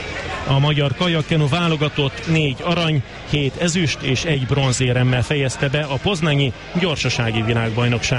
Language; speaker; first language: Hungarian; native; Hungarian